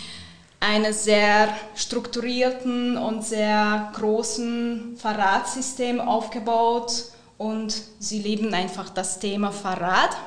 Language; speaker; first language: German; non-native, fluent; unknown